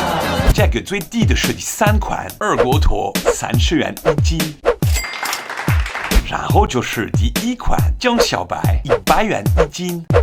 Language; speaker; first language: Chinese; non-native, fluent; French